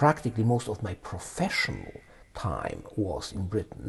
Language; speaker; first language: English; non-native, fluent; Polish